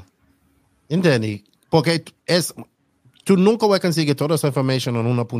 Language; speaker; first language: Spanish; non-native, learner; English